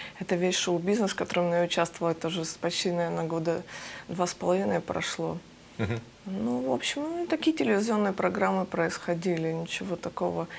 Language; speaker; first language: Russian; native; Russian